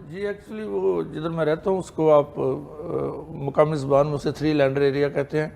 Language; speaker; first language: Urdu; non-native, local second language; Punjabi